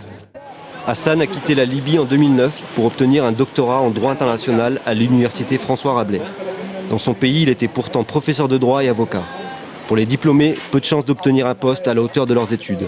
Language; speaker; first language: French; native; French